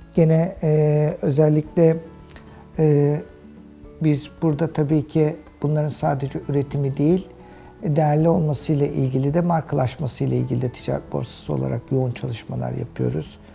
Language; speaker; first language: Turkish; native; Turkish